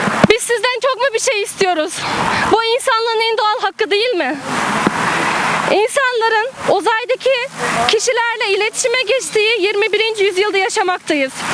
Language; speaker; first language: Turkish; non-native, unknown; Uyghur